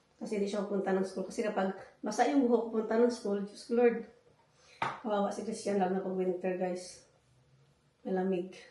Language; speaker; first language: Filipino; non-native, local second language; Hiligaynon